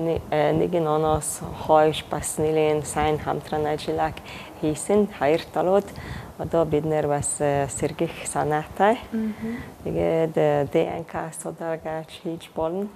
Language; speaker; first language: Mongolian; non-native, fluent; Hungarian